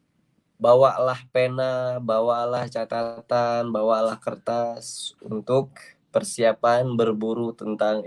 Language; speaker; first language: Indonesian; native; Indonesian